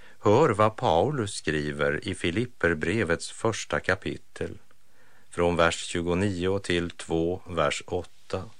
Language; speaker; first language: Swedish; native; Swedish